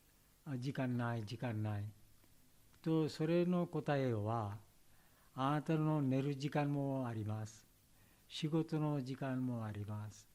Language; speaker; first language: Japanese; non-native, learner; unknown